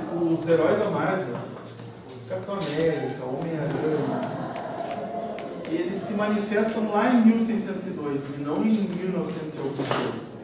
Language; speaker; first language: Portuguese; native; Portuguese